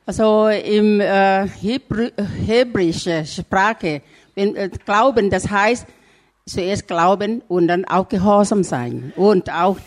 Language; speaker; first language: German; non-native, learner; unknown